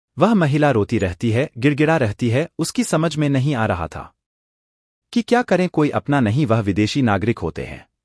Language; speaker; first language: Hindi; native; Hindi